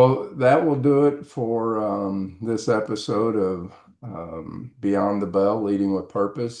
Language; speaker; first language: English; native; English